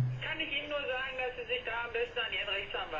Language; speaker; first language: German; native; German